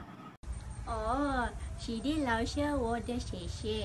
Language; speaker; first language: Chinese; non-native, learner; Malay